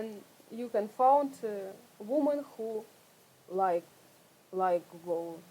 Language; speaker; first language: English; non-native, learner; Russian